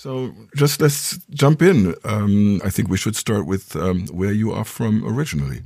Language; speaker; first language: English; non-native, fluent; German